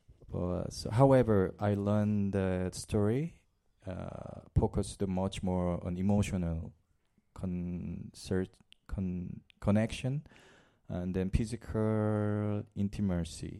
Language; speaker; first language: English; non-native, learner; Korean